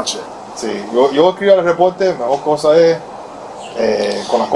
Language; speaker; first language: Spanish; early bilingual, heritage; Spanish